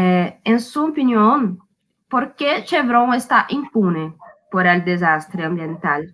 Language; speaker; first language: Spanish; non-native, learner; Portuguese